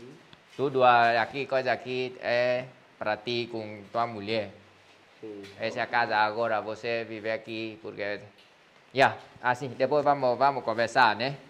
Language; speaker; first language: Portuguese; non-native, learner; Vietnamese